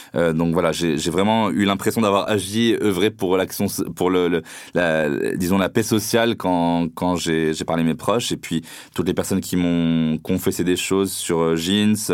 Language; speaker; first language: French; non-native, local second language; Arabic